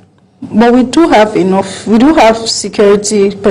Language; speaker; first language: English; non-native, local second language; Yoruba